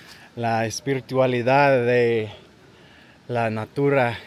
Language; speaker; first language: Spanish; non-native, learner; English